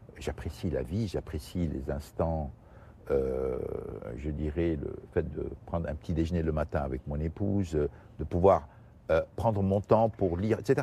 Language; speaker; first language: French; non-native, local second language; Portuguese